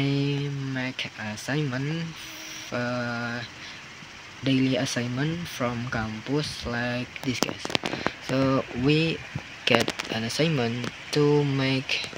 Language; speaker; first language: English; non-native, learner; Indonesian